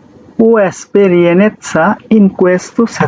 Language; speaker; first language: Italian; non-native, learner; Bangla